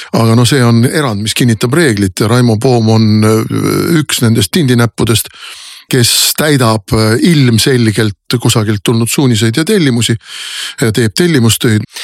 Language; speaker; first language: Estonian; native; Estonian